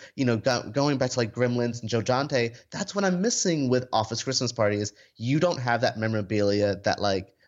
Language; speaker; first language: English; native; English